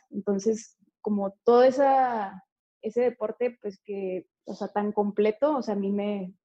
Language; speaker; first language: Spanish; native; Spanish